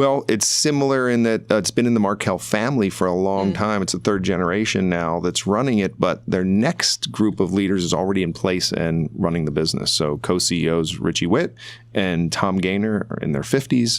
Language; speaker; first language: English; native; English